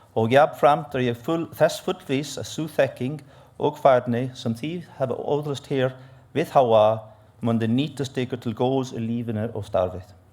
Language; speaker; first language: Icelandic; non-native, fluent; English